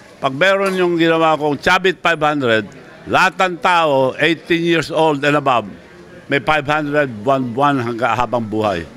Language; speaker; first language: Filipino; non-native, local second language; Iloko